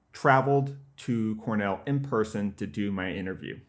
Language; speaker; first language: English; native; English